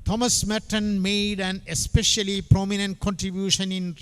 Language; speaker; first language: English; non-native, local second language; Malayalam